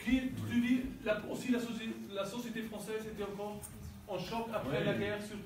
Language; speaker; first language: French; non-native, learner; German